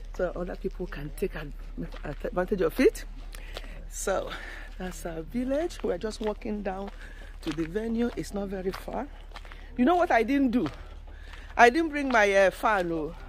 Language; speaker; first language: English; non-native, local second language; Igbo